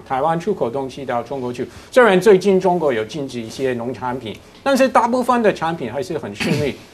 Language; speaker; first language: Chinese; non-native, fluent; English